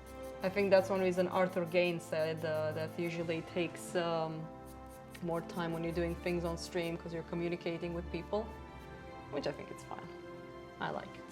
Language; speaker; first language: English; non-native, fluent; Romanian